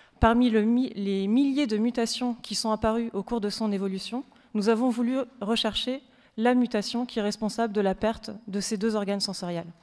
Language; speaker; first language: French; native; French